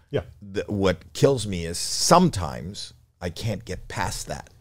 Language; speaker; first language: English; native; English